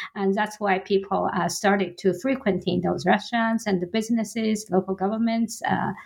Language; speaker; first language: English; non-native, fluent; Chinese